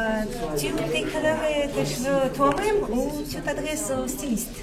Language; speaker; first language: French; non-native, fluent; Russian